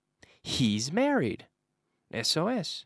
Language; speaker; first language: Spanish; non-native, fluent; English